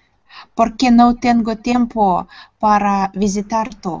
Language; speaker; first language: Spanish; non-native, learner; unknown